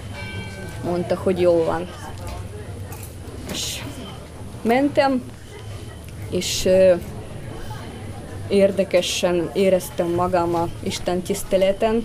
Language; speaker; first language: Hungarian; non-native, fluent; Russian